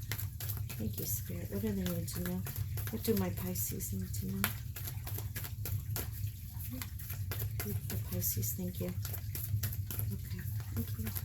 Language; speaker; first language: English; native; English